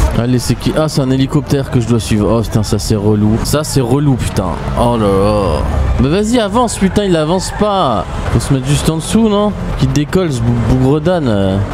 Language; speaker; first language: French; native; French